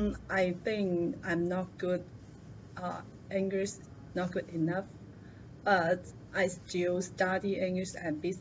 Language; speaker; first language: English; non-native, learner; Chinese